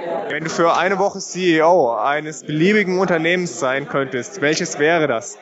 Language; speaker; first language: German; native; German